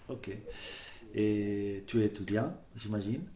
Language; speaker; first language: French; non-native, fluent; Spanish